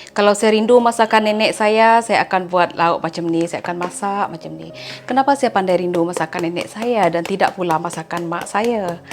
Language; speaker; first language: Malay; non-native, local second language; Iban